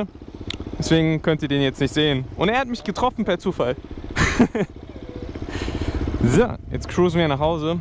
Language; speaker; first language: German; native; German